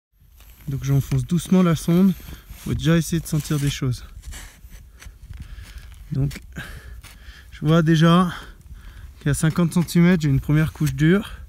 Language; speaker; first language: French; native; French